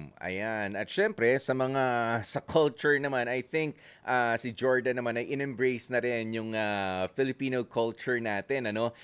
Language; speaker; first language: Filipino; native; Filipino